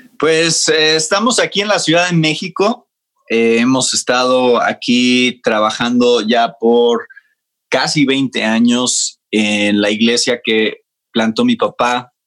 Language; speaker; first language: Spanish; native; Spanish